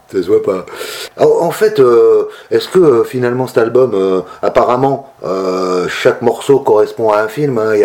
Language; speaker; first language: French; native; French